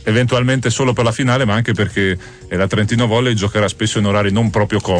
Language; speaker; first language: Italian; native; Italian